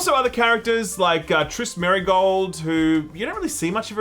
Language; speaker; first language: English; native; English